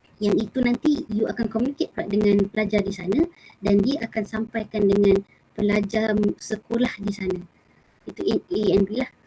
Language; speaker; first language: Malay; native; Malay